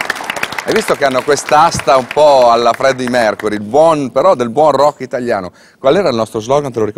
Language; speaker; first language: Italian; native; Italian